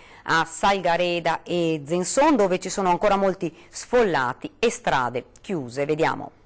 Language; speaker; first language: Italian; native; Italian